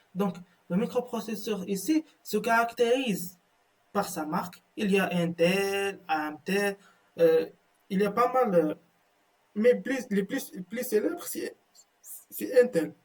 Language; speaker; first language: French; non-native, local second language; Arabic